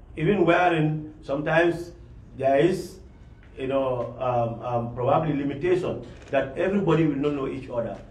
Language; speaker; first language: English; non-native, local second language; Mandingo